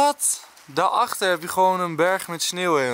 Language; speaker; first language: Dutch; native; Dutch